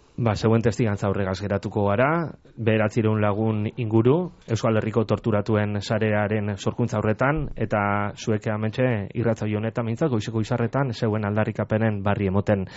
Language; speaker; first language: Basque; native; Basque